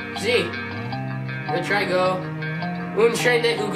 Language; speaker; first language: Spanish; non-native, learner; English